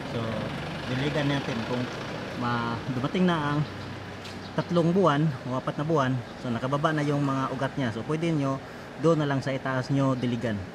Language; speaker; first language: Filipino; non-native, local second language; Cebuano